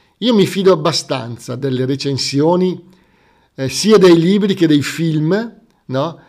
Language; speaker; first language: Italian; native; Italian